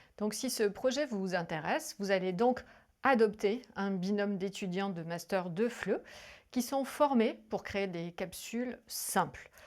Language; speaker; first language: French; native; French